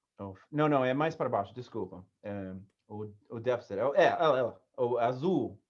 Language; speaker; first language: Portuguese; non-native, learner; English